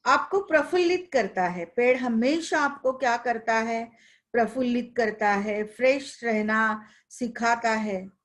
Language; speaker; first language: Hindi; non-native, local second language; Marathi